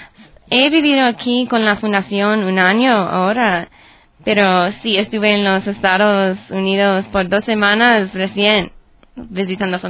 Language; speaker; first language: Spanish; non-native, learner; English